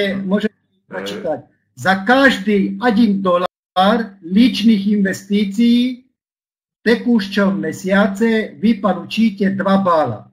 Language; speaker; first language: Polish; non-native, learner; Slovak